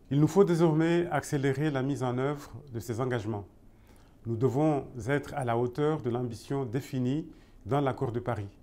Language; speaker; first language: French; non-native, local second language; Comorian